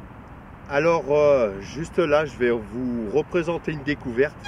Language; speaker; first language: French; native; French